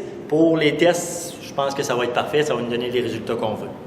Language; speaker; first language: French; native; French